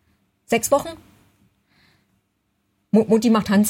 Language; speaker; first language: German; native; German